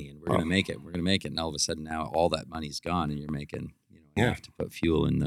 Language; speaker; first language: English; native; English